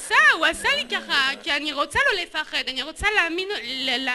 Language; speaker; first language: Hebrew; non-native, learner; French